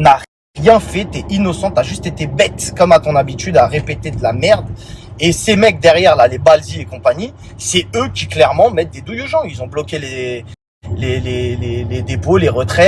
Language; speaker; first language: French; native; French